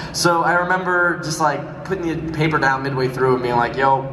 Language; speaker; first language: English; native; English